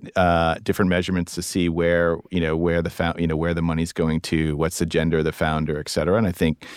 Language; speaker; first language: English; native; English